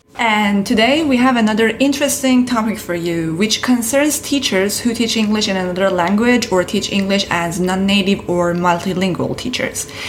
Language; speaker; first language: English; non-native, fluent; Persian